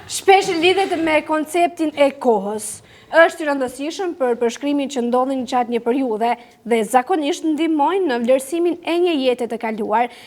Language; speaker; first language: Albanian; native; Albanian